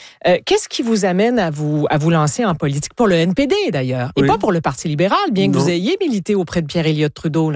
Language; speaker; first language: French; native; French